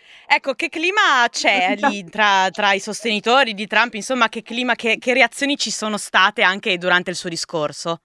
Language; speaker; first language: Italian; native; Italian